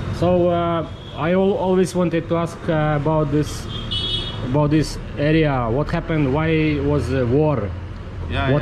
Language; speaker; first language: English; non-native, learner; Ukrainian